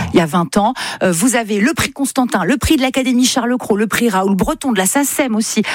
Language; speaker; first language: French; native; French